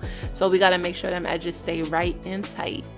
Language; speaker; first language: English; native; English